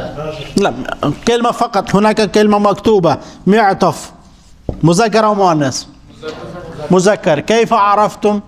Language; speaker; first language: Arabic; non-native, fluent; Urdu